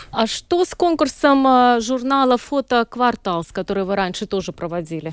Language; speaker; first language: Russian; native; Russian